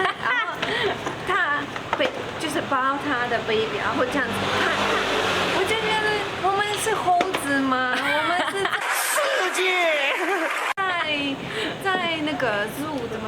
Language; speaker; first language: Chinese; non-native, learner; Russian